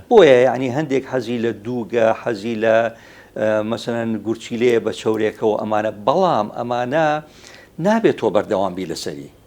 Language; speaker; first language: Central Kurdish; native; Central Kurdish